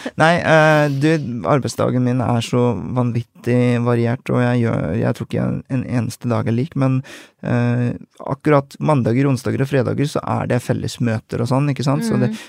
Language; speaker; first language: Norwegian; early bilingual, other home language; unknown